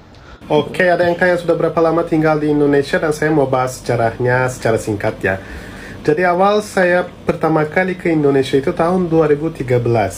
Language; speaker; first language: Indonesian; non-native, fluent; Turkish